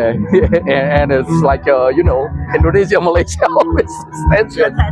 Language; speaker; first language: English; non-native, fluent; Indonesian